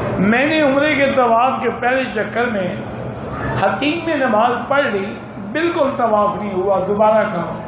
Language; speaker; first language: Urdu; early bilingual, heritage; Urdu